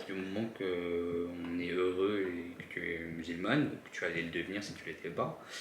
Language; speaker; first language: French; early bilingual, other home language; Turkish